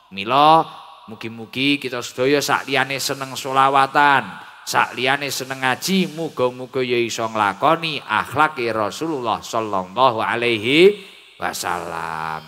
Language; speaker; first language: Indonesian; non-native, local second language; Javanese